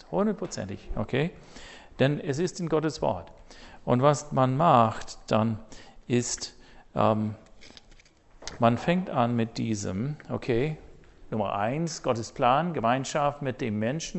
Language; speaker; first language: German; non-native, fluent; English